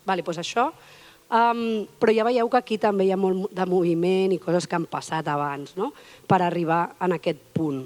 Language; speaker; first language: Catalan; native; Catalan